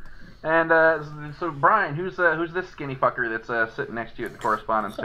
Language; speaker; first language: English; native; English